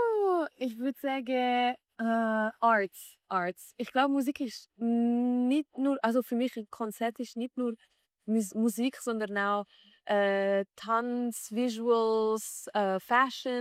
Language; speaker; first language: German; non-native, local second language; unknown